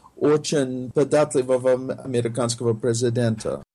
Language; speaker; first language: Russian; non-native, fluent; English